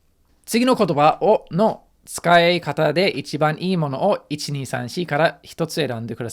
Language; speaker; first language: Japanese; non-native, fluent; English